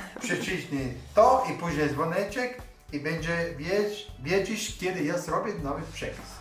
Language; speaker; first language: Polish; non-native, learner; Italian